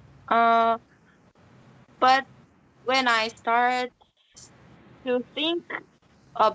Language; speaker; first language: English; non-native, learner; Korean